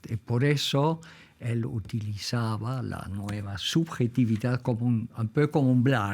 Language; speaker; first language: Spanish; non-native, fluent; Dutch